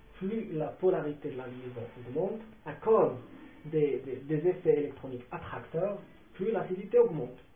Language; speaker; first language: French; non-native, local second language; Arabic